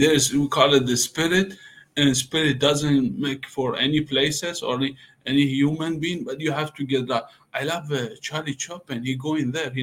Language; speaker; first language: English; non-native, learner; Persian